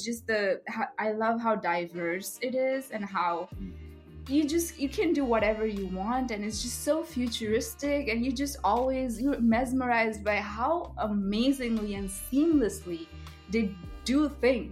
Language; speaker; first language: English; non-native, local second language; Bangla